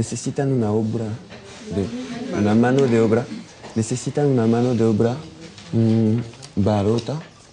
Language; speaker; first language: Spanish; non-native, learner; French